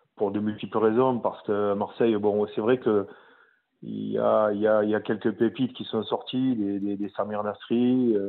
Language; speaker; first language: French; native; French